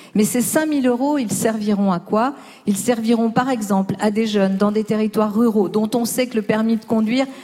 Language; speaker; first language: French; early bilingual, other home language; Spanish